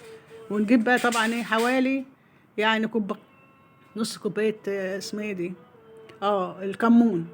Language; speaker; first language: Arabic; native; Arabic